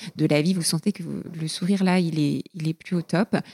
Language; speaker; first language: French; native; French